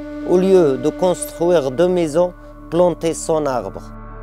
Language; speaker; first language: French; non-native, learner; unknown